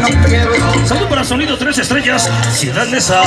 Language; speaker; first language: Spanish; native; Spanish